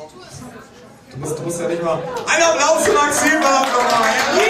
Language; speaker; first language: German; native; German